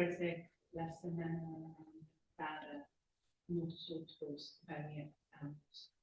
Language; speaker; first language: Spanish; non-native, learner; English